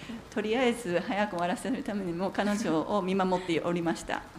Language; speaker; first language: Japanese; native; Japanese